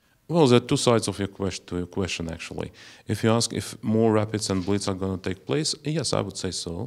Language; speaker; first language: English; non-native, fluent; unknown